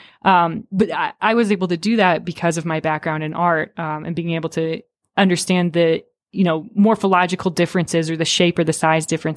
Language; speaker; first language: English; native; English